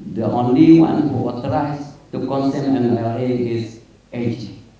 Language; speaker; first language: English; non-native, local second language; Malay